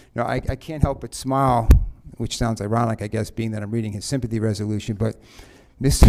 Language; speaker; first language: English; native; English